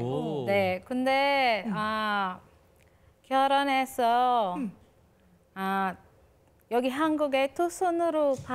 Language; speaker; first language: Korean; non-native, learner; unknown